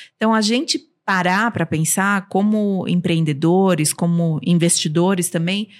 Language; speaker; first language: Portuguese; non-native, local second language; Armenian